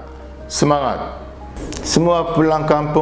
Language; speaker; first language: Indonesian; non-native, learner; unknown